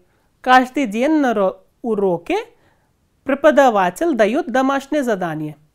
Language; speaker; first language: Russian; non-native, fluent; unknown